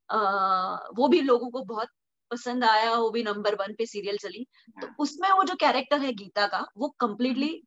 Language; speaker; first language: Hindi; non-native, local second language; Marathi